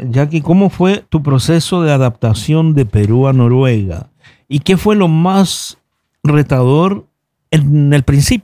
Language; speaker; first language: Spanish; native; Spanish